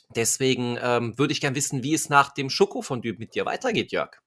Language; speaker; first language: German; native; German